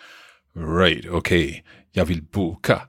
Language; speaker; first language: Swedish; non-native, learner; English